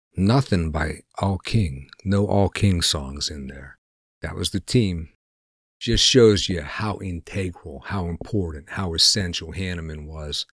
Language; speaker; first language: English; native; English